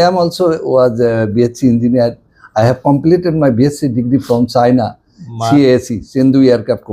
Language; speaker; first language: English; non-native, learner; Bangla